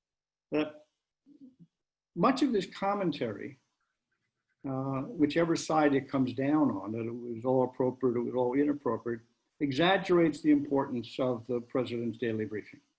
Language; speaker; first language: English; native; English